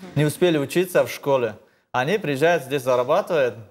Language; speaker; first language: Russian; non-native, learner; Tajik